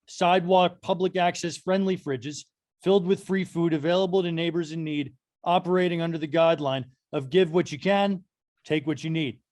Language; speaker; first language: English; native; English